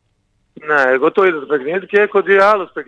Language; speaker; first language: Greek; non-native, learner; Portuguese